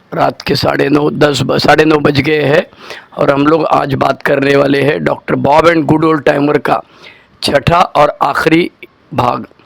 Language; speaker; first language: Hindi; non-native, local second language; Marathi